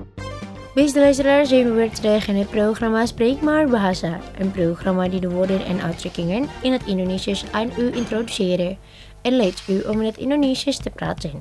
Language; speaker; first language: Dutch; non-native, learner; Indonesian